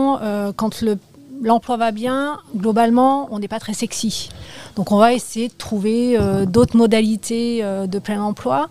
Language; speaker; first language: French; native; French